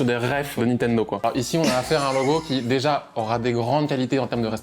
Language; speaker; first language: French; native; French